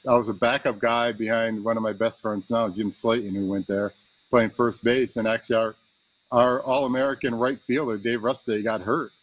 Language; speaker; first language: English; native; English